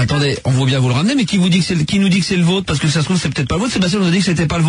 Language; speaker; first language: French; native; French